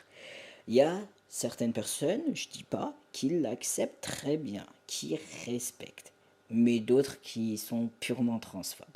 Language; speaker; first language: French; native; French